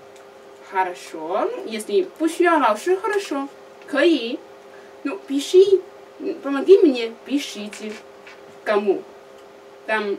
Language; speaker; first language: Russian; non-native, learner; Chinese